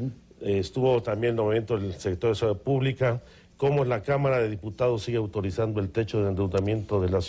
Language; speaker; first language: Spanish; native; Spanish